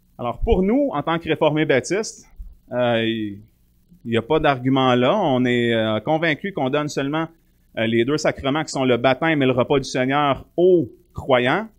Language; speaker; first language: French; native; French